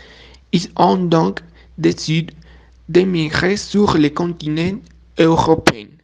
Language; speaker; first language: French; non-native, learner; Spanish